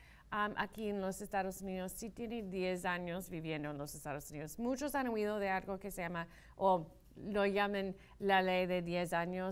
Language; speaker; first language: Spanish; non-native, fluent; English